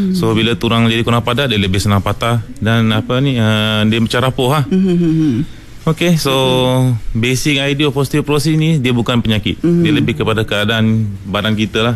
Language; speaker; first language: Malay; non-native, local second language; Punjabi